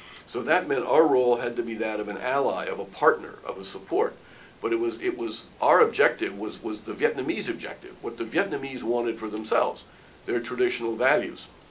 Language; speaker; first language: English; native; English